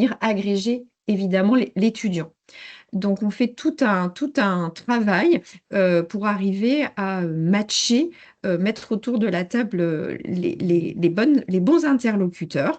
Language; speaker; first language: French; native; French